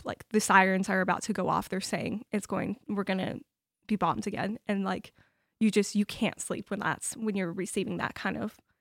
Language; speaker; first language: English; early bilingual, other home language; Ukrainian